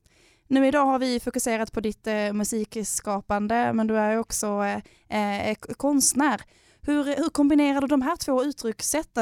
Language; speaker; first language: Swedish; native; Swedish